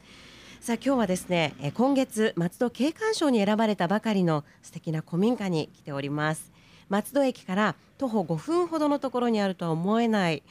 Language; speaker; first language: Japanese; native; Japanese